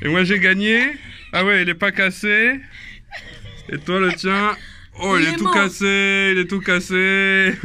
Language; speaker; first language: French; native; French